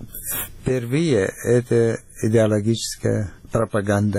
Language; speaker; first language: Russian; non-native, fluent; Arabic